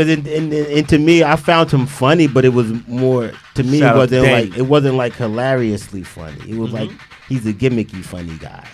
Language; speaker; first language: English; native; English